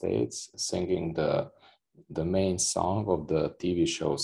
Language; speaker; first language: English; non-native, fluent; Hungarian